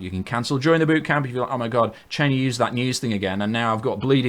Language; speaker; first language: English; native; English